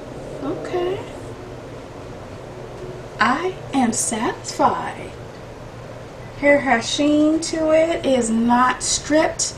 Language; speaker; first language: English; native; English